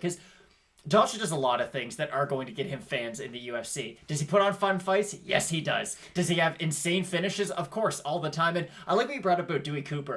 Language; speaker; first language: English; native; English